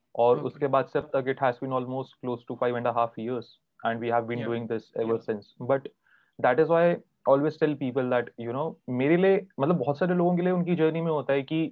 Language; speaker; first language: Hindi; native; Hindi